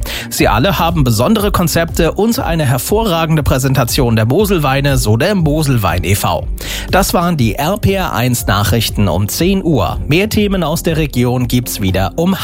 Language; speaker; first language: German; native; German